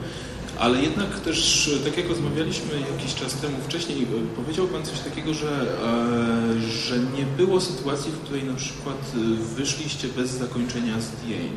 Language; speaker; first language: Polish; native; Polish